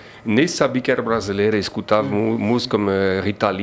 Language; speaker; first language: Portuguese; non-native, fluent; French